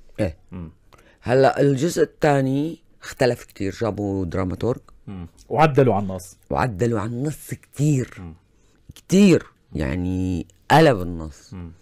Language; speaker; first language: Arabic; native; Arabic